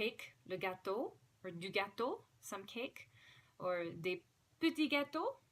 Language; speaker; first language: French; non-native, fluent; English